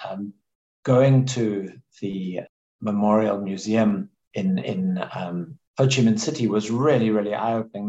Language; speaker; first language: English; native; English